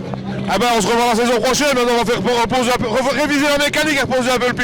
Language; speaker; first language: French; native; French